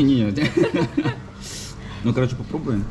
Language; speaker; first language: Russian; non-native, fluent; Korean